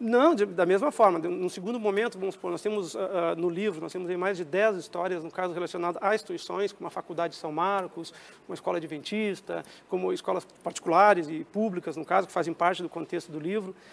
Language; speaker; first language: Portuguese; native; Portuguese